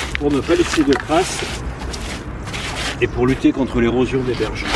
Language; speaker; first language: French; native; French